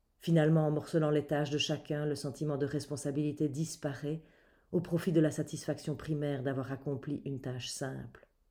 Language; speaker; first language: French; native; French